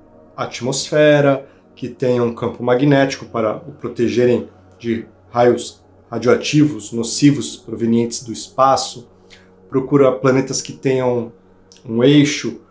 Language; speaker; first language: Portuguese; native; Portuguese